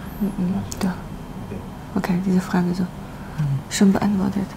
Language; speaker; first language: German; non-native, learner; Chinese